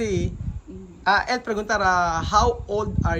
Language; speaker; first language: Spanish; non-native, learner; Filipino